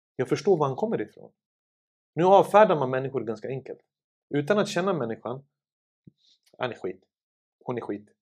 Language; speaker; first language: Swedish; early bilingual, other home language; Serbian